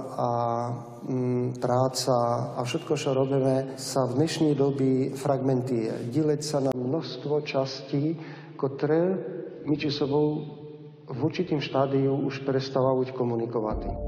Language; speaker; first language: Slovak; non-native, local second language; Rusyn